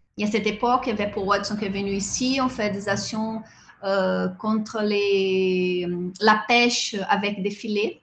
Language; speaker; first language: French; non-native, fluent; Portuguese